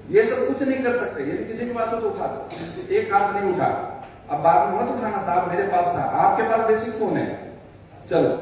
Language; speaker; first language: Hindi; native; Hindi